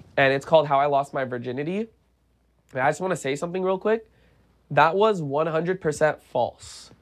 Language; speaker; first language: English; native; English